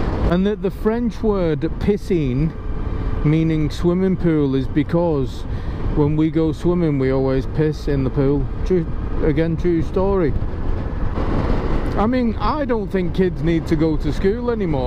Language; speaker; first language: English; native; English